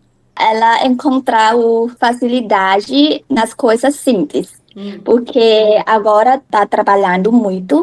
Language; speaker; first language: Portuguese; non-native, learner; Thai